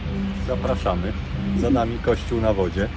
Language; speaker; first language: Polish; native; Polish